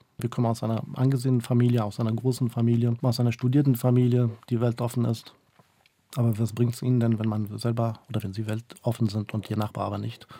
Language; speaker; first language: German; early bilingual, other home language; Kurdish